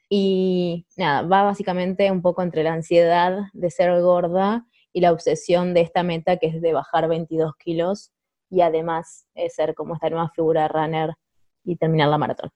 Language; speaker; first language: Spanish; native; Spanish